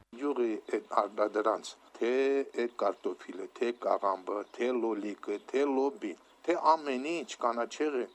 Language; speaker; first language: Armenian; native; Armenian